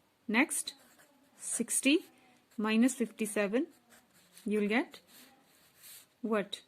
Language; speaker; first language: English; non-native, local second language; Hindi